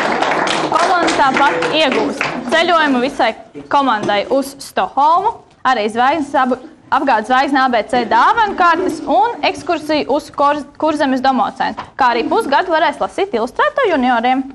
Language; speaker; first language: Latvian; native; Latvian